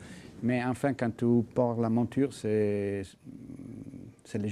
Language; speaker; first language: French; non-native, fluent; Italian